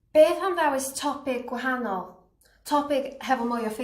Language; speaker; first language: Welsh; non-native, learner; English